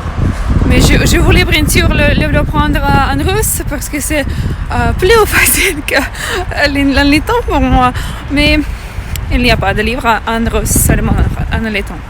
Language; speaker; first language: French; non-native, learner; Russian